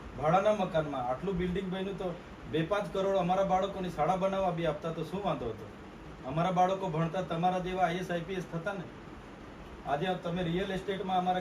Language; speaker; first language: Gujarati; non-native, local second language; Vasavi